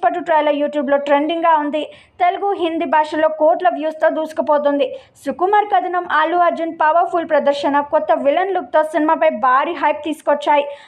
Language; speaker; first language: Telugu; native; Telugu